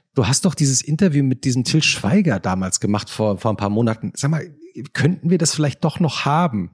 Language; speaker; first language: German; native; German